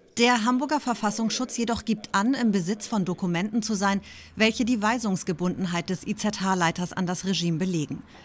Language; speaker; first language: German; native; German